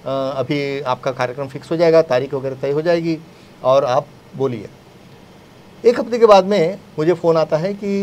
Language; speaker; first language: Hindi; native; Hindi